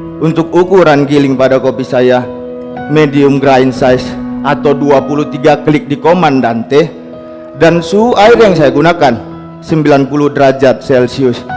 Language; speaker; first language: Indonesian; native; Indonesian